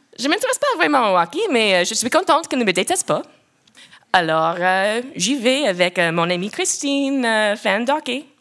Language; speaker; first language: French; non-native, local second language; English